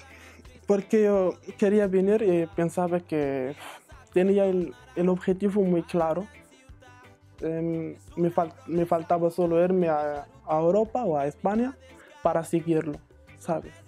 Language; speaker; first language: Spanish; non-native, learner; Arabic